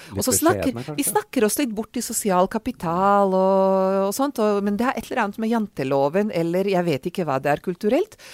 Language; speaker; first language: Norwegian; non-native, fluent; Serbian